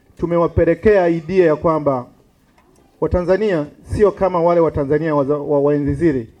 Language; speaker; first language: Swahili; native; Swahili